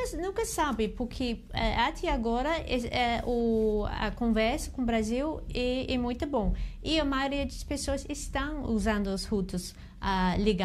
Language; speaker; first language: Portuguese; non-native, learner; English